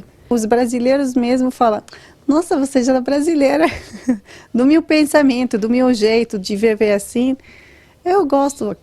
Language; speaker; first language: Portuguese; non-native, learner; Arabic